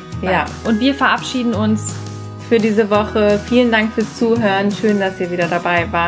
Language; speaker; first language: German; native; German